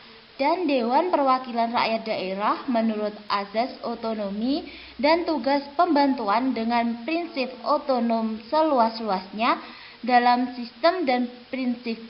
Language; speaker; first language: Indonesian; native; Indonesian